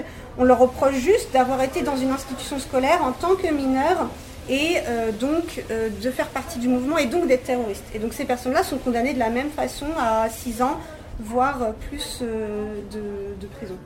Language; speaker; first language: French; native; French